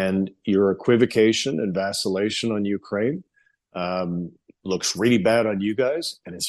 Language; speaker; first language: English; native; English